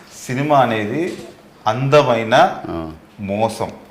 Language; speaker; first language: Telugu; native; Telugu